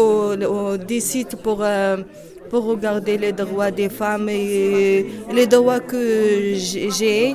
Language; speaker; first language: French; non-native, learner; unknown